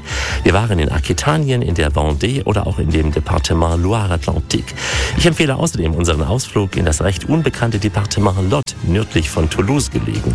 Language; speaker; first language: German; native; German